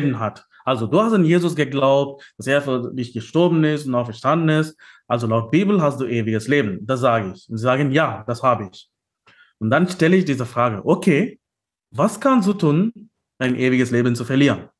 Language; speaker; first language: German; non-native, learner; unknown